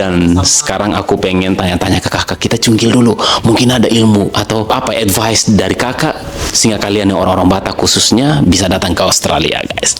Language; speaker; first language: Indonesian; native; Indonesian